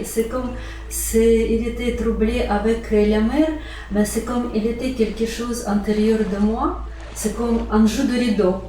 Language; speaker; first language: French; non-native, learner; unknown